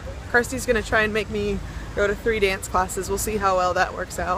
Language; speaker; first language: English; native; English